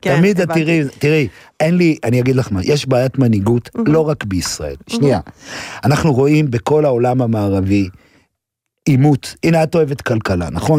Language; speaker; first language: Hebrew; native; Hebrew